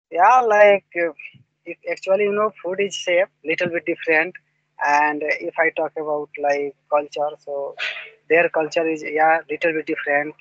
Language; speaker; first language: English; non-native, local second language; Hindi